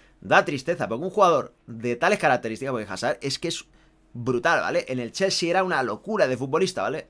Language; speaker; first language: Spanish; native; Spanish